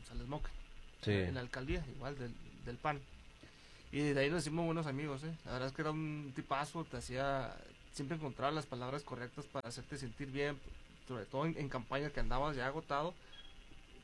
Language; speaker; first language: Spanish; native; Spanish